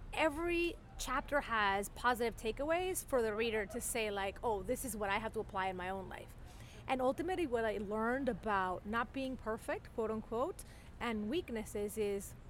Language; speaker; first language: English; non-native, fluent; Spanish